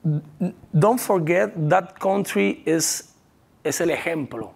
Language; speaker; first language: English; non-native, learner; Spanish